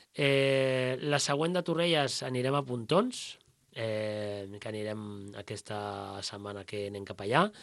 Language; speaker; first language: Catalan; native; Catalan